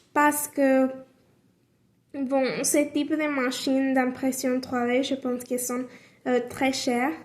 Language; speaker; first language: French; non-native, learner; Spanish